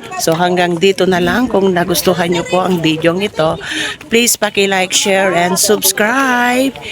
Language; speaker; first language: Filipino; native; Filipino